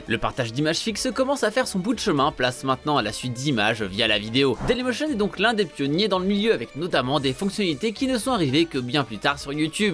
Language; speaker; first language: French; native; French